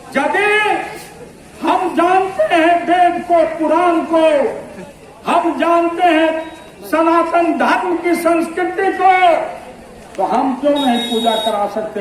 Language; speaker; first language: Hindi; native; Hindi